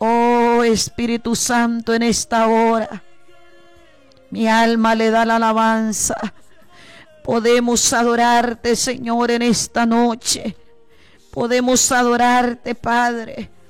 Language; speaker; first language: Spanish; native; Spanish